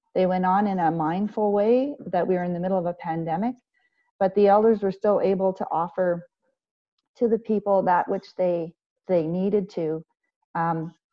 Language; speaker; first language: English; native; English